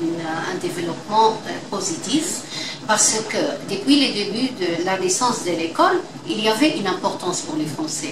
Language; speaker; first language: French; non-native, fluent; Arabic